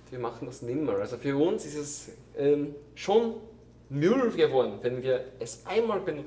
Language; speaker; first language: German; non-native, fluent; Korean